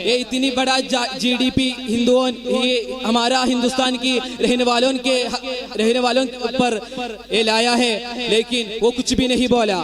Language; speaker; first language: Hindi; non-native, local second language; Malayalam